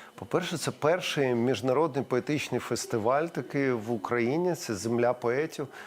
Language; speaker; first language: Ukrainian; non-native, local second language; Russian